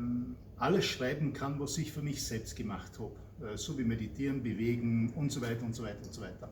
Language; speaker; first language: German; non-native, learner; English